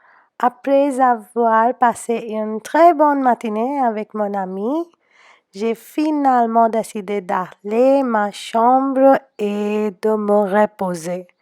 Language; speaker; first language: French; non-native, learner; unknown